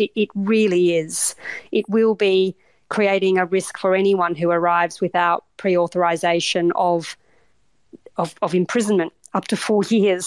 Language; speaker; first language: English; native; English